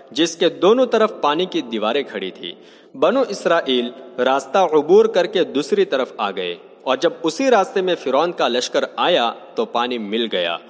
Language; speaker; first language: Urdu; native; Urdu